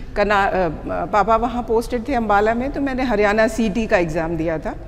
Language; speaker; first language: Hindi; native; Hindi